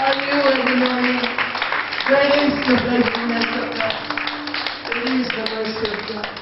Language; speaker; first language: English; non-native, local second language; Filipino